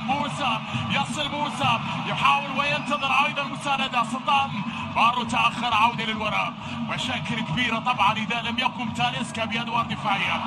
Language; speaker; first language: Arabic; native; Arabic